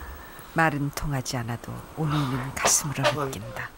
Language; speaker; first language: Korean; native; Korean